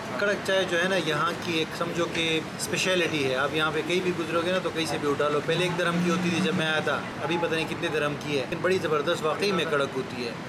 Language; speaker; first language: Urdu; native; Urdu